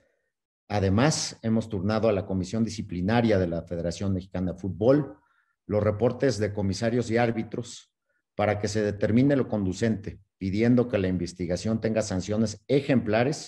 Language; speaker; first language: Spanish; native; Spanish